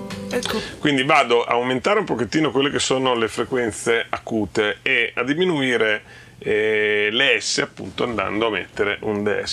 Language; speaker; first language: Italian; native; Italian